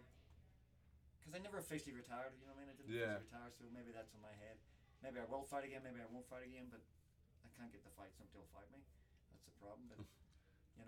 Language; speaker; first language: English; native; English